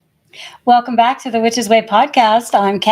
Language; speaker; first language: English; native; English